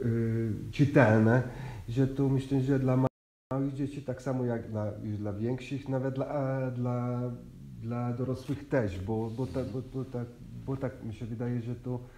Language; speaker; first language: Polish; non-native, fluent; Hungarian